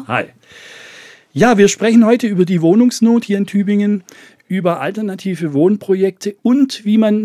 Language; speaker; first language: German; native; German